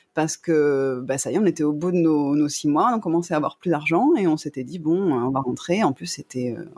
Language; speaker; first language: French; native; French